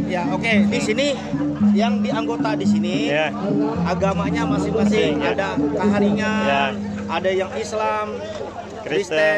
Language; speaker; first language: Indonesian; non-native, local second language; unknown